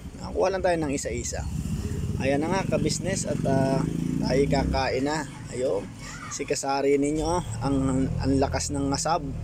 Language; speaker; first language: Filipino; native; Filipino